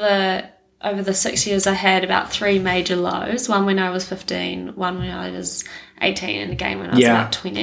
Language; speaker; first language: English; native; English